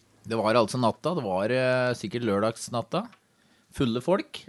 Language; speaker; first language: Norwegian; native; Norwegian